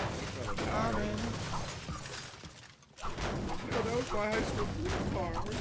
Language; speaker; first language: English; native; English